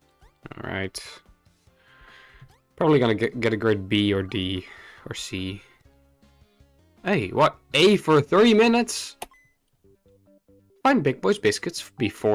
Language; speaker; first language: English; non-native, fluent; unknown